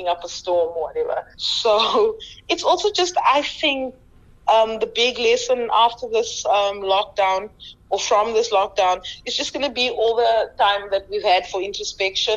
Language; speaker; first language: English; native; English